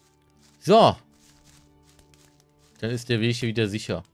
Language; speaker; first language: German; native; German